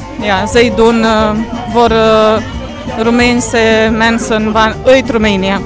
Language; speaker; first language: Dutch; non-native, learner; Romanian